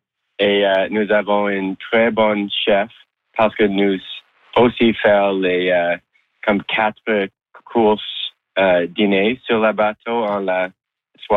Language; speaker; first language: French; non-native, learner; English